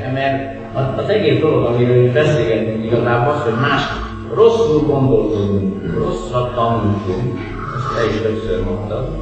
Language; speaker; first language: Hungarian; non-native, fluent; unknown